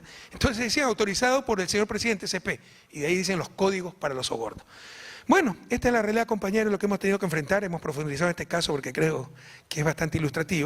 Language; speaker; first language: Spanish; native; Spanish